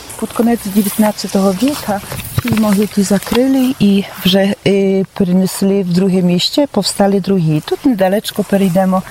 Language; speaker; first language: Polish; non-native, local second language; Belarusian